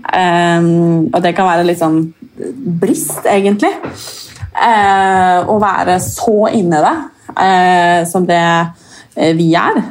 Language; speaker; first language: Norwegian; native; Norwegian